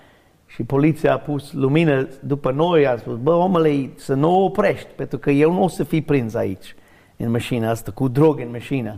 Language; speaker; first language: Romanian; non-native, learner; English